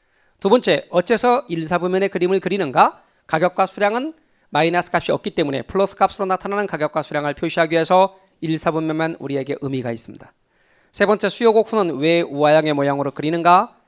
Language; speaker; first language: Korean; native; Korean